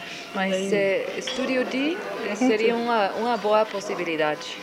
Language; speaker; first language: Portuguese; non-native, fluent; Spanish